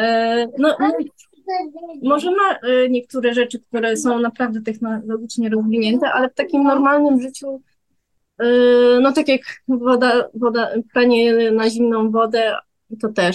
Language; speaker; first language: Polish; early bilingual, heritage; Polish